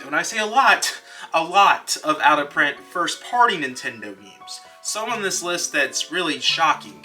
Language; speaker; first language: English; native; English